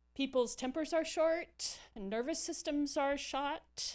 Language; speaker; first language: English; native; English